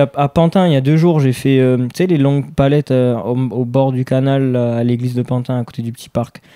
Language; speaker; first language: French; native; French